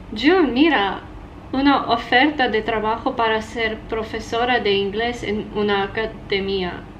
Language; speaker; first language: Spanish; non-native, learner; Afrikaans